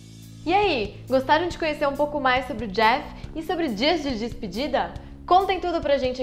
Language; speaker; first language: Portuguese; native; Portuguese